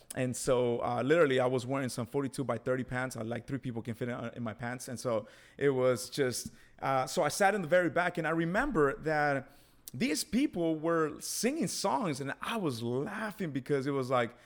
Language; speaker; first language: English; early bilingual, other home language; Spanish